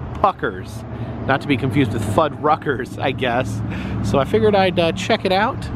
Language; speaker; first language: English; native; English